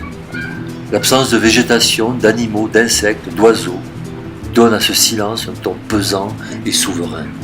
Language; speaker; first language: French; native; French